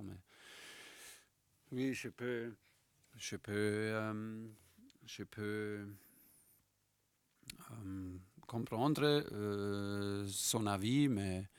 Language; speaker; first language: French; non-native, fluent; German